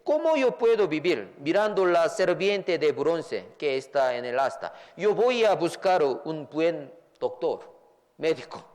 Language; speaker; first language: Spanish; non-native, fluent; Korean